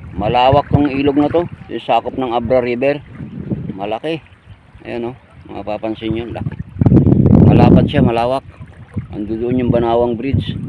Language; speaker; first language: Filipino; non-native, local second language; Iloko